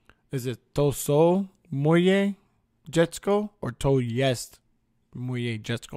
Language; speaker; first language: Polish; non-native, learner; English